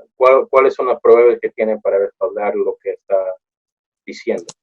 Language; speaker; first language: Spanish; non-native, fluent; English